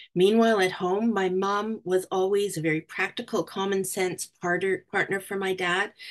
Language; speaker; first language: English; native; English